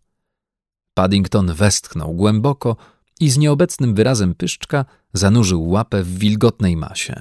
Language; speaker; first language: Polish; native; Polish